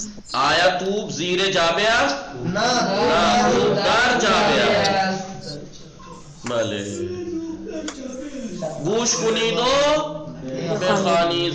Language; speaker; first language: Persian; non-native, fluent; Urdu